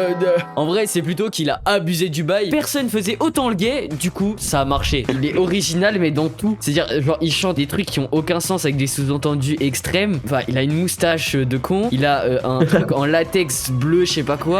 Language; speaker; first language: French; native; French